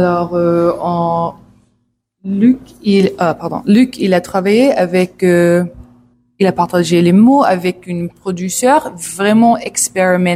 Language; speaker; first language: French; non-native, learner; English